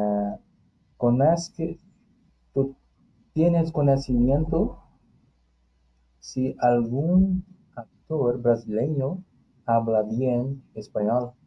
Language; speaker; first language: Spanish; non-native, fluent; Portuguese